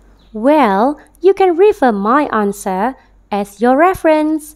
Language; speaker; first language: English; non-native, local second language; Malay